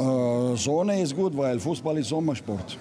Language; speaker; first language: German; non-native, learner; Russian